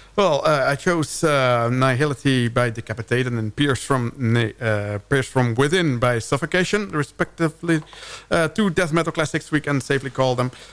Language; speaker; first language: English; non-native, fluent; Dutch